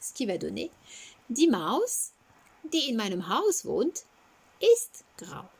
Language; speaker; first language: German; non-native, fluent; French